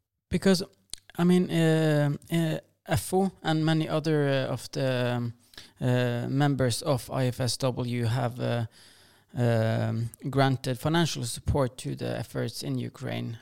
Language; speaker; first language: English; non-native, fluent; Norwegian